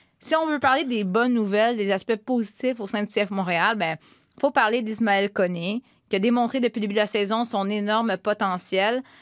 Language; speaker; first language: French; native; French